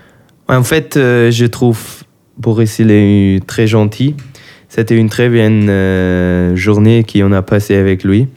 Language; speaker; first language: French; non-native, learner; German